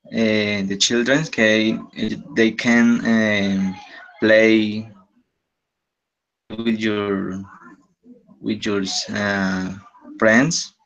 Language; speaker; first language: English; non-native, learner; Spanish